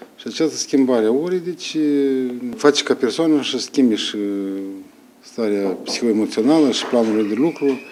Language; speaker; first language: Romanian; native; Romanian